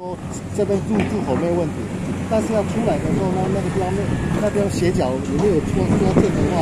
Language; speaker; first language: Chinese; native; Chinese